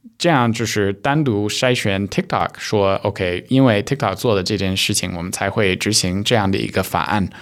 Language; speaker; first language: Chinese; early bilingual, heritage; Chinese